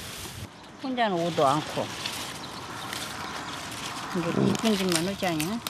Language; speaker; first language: Korean; native; Korean